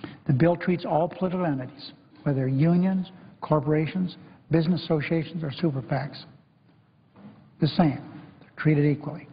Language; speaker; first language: English; native; English